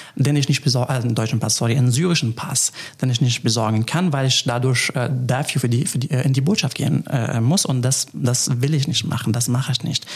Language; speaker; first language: German; non-native, fluent; Arabic